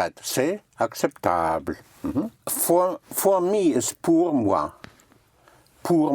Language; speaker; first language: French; non-native, fluent; English